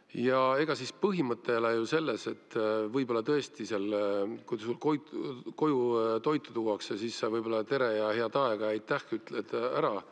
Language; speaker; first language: Estonian; native; Estonian